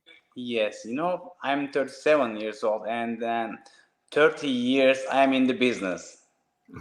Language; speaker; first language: English; non-native, learner; Turkish